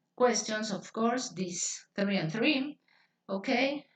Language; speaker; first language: English; non-native, fluent; Spanish